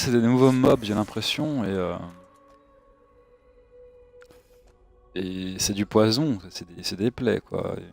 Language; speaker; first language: French; native; French